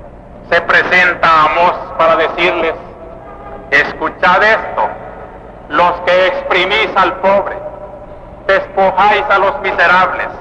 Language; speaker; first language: Spanish; native; Spanish